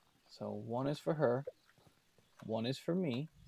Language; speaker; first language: English; early bilingual, other home language; Japanese